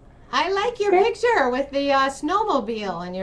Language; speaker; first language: English; native; English